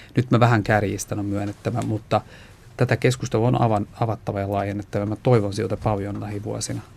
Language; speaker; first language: Finnish; non-native, local second language; Swedish